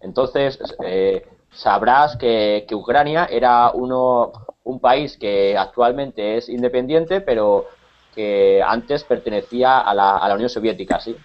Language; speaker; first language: Spanish; native; Spanish